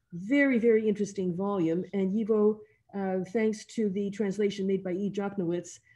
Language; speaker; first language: English; native; English